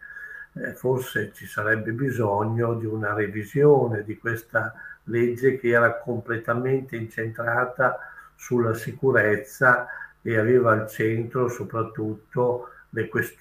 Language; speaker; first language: Italian; native; Italian